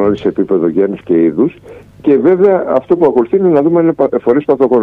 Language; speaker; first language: Greek; native; Greek